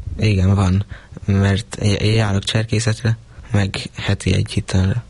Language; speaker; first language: Hungarian; native; Hungarian